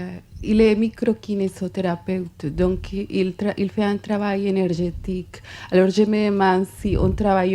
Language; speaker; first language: French; non-native, fluent; Spanish